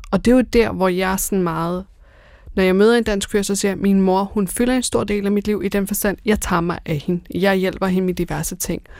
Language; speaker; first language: Danish; early bilingual, other home language; Persian